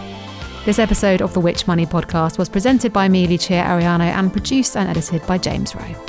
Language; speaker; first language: English; native; English